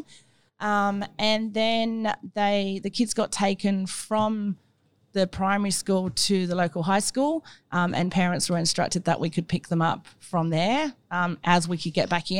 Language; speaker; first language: English; native; English